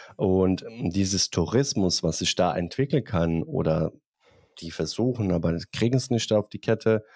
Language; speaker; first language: German; non-native, fluent; Bosnian